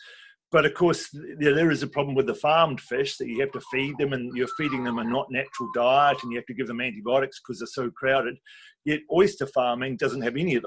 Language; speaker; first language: English; native; English